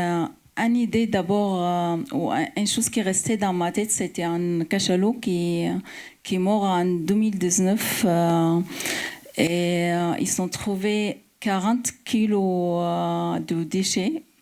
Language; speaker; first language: French; non-native, fluent; Arabic